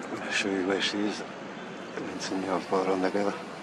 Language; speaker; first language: English; early bilingual, other home language; Spanish